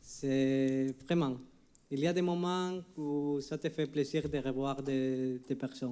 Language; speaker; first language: French; non-native, fluent; Spanish